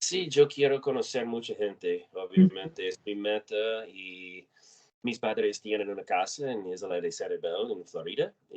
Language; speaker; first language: Spanish; non-native, learner; English